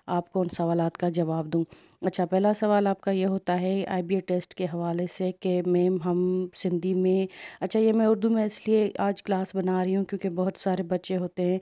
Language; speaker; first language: Urdu; non-native, local second language; Sindhi